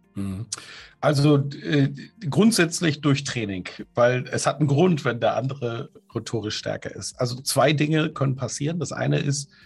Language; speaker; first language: German; native; German